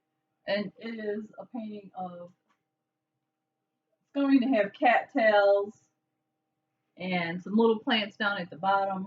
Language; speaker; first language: English; native; English